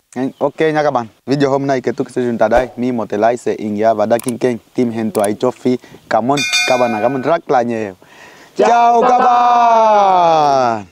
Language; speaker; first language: Vietnamese; non-native, learner; Portuguese